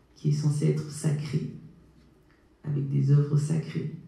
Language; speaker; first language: French; native; French